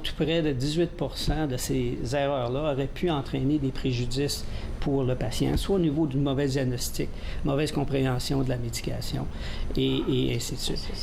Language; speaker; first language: French; native; French